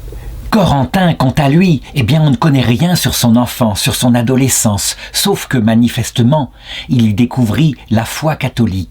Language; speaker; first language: French; native; French